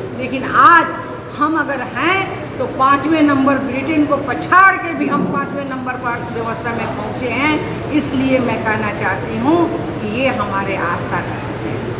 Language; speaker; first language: Hindi; native; Hindi